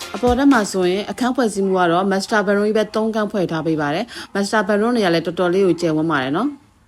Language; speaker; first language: Burmese; native; Burmese